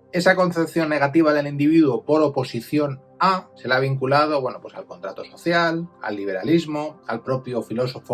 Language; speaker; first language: Spanish; native; Spanish